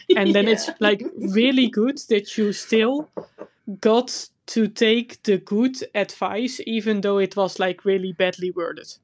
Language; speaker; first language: English; non-native, fluent; Dutch